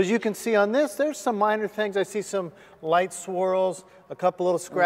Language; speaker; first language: English; native; English